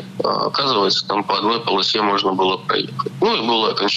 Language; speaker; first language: Russian; native; Russian